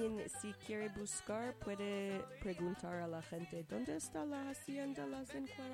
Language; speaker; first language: Spanish; non-native, learner; English